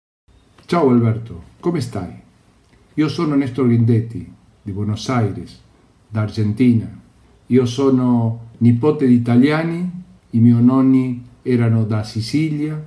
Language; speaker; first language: Italian; early bilingual, heritage; Spanish